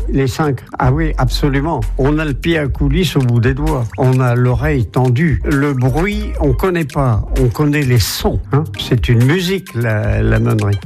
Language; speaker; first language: French; native; French